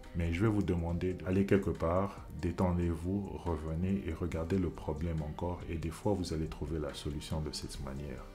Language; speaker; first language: French; non-native, local second language; Lingala